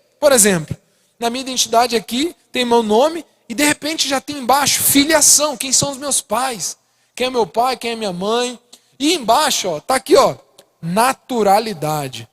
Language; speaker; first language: Portuguese; early bilingual, other home language; Spanish